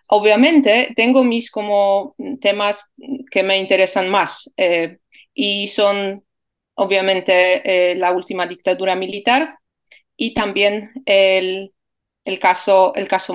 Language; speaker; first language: Spanish; non-native, fluent; Polish